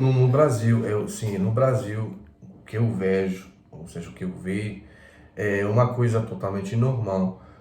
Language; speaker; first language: Portuguese; non-native, fluent; Croatian